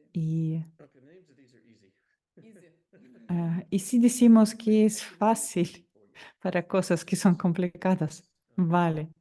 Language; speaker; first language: Spanish; non-native, fluent; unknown